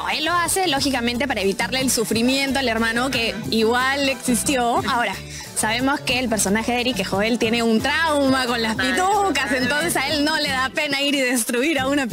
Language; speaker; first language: Spanish; native; Spanish